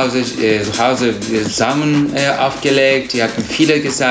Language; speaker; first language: German; non-native, learner; Turkish